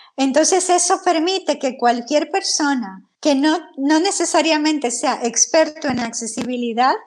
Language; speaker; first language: Spanish; native; Spanish